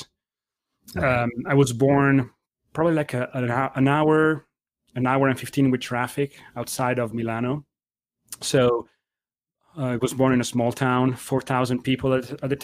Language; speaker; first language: English; non-native, fluent; Italian